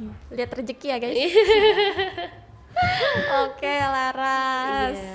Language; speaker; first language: Indonesian; native; Indonesian